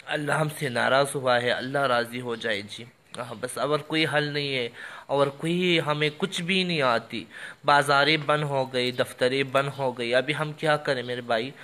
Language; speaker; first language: Urdu; non-native, local second language; Pashto